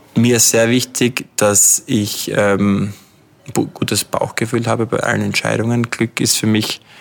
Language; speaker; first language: German; native; German